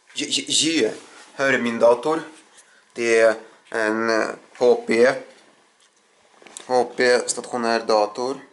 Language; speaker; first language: Swedish; non-native, learner; Russian